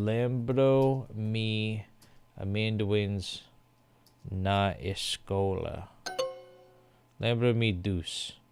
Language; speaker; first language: Portuguese; non-native, learner; English